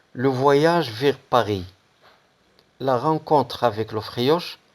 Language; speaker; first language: French; non-native, local second language; Arabic